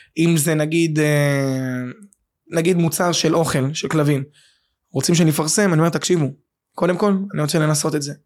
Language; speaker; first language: Hebrew; native; Hebrew